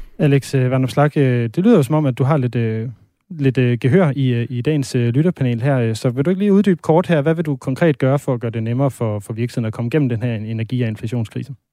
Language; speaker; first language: Danish; native; Danish